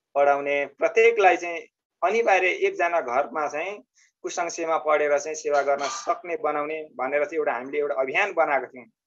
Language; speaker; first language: Nepali; native; Nepali